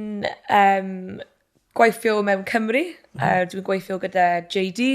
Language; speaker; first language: Welsh; non-native, learner; English